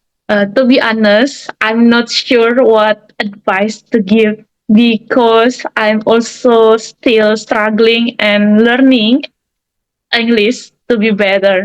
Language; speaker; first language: English; non-native, learner; Indonesian